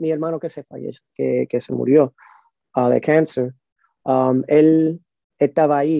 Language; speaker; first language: Spanish; early bilingual, heritage; Spanish